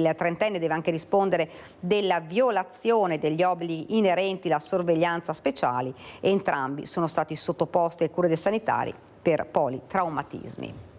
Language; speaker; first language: Italian; native; Italian